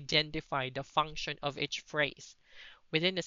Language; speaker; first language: English; non-native, local second language; Cebuano